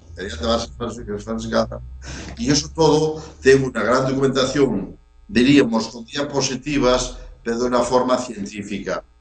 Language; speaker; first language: Spanish; native; Spanish